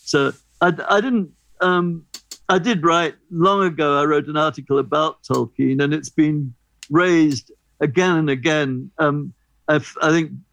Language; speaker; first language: English; native; English